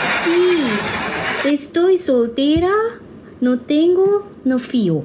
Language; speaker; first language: Spanish; non-native, learner; Indonesian